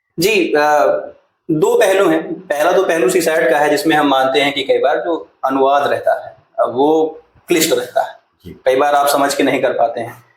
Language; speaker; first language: Hindi; native; Hindi